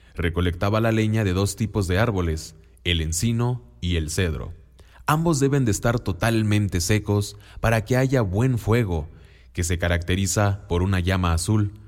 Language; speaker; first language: Spanish; non-native, local second language; Mixtepec Mixtec